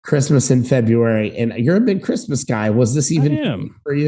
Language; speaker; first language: English; native; English